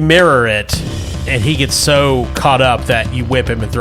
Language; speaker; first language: English; native; English